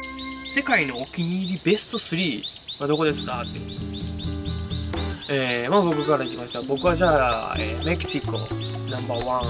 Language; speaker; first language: Japanese; native; Japanese